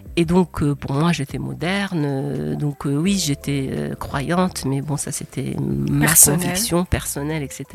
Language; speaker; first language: French; non-native, local second language; Arabic